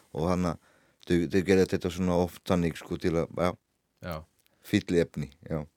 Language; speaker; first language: Icelandic; non-native, fluent; Portuguese